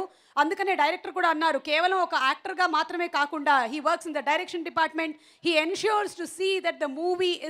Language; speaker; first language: Telugu; native; Telugu